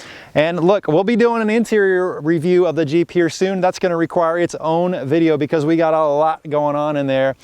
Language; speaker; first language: English; native; English